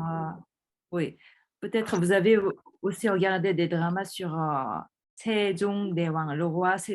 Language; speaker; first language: French; early bilingual, other home language; Korean